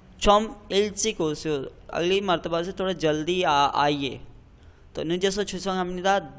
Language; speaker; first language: Korean; non-native, learner; Urdu